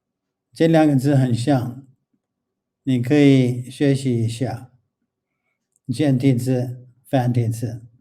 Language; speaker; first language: Chinese; non-native, fluent; English